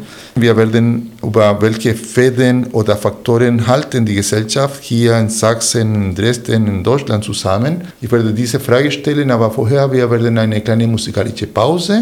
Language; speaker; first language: German; non-native, fluent; Spanish